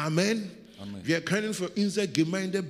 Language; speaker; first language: German; non-native, learner; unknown